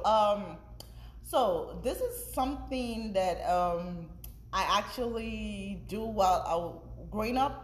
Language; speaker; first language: English; non-native, local second language; Yoruba